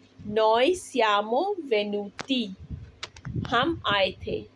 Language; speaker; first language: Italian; non-native, learner; Urdu